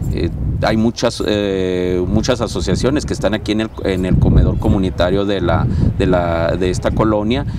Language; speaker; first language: Spanish; native; Spanish